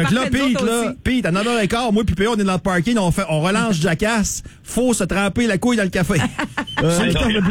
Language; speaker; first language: French; native; French